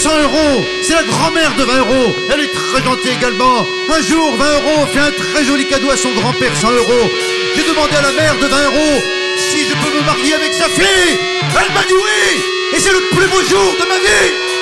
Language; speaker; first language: French; native; French